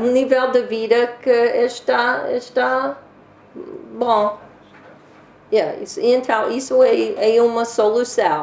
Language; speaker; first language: Portuguese; non-native, learner; English